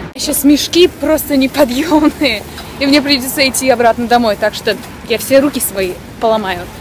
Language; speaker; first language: Russian; early bilingual, other home language; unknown